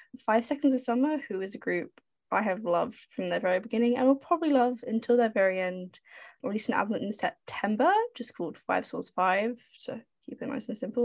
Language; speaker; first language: English; native; English